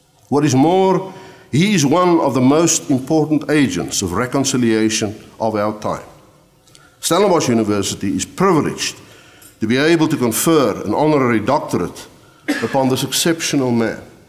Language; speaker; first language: English; non-native, local second language; Afrikaans